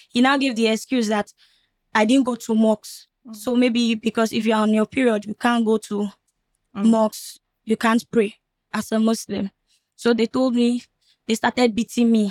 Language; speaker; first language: English; non-native, local second language; Fula